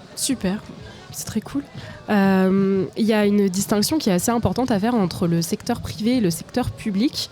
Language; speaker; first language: French; native; French